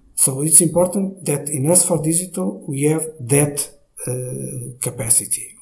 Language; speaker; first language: English; non-native, fluent; Portuguese